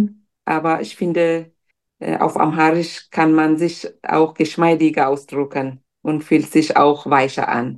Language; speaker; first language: German; non-native, fluent; Tigrinya